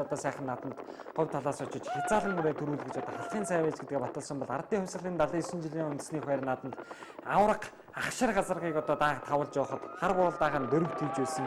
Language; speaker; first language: Mongolian; native; Mongolian